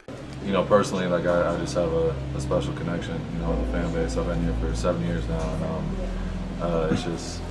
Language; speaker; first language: English; native; English